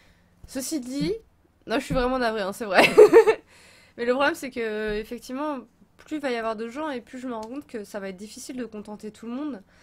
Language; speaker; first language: French; native; French